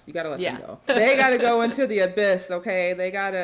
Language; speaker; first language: English; native; English